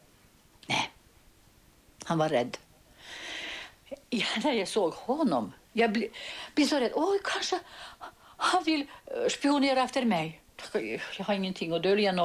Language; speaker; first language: Swedish; early bilingual, heritage; Swedish